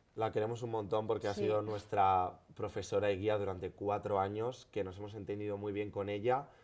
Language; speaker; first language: Spanish; native; Spanish